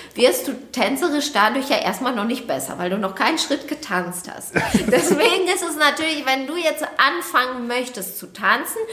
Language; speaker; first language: German; native; German